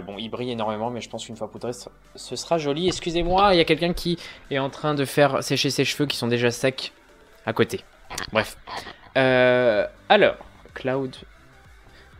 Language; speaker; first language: French; native; French